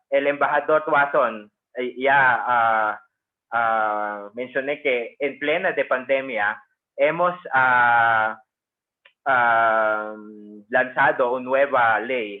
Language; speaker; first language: Spanish; non-native, fluent; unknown